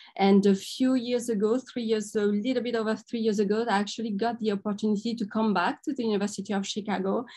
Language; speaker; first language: English; non-native, fluent; French